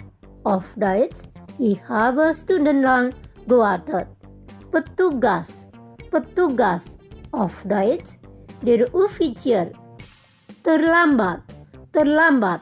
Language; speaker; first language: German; non-native, fluent; Indonesian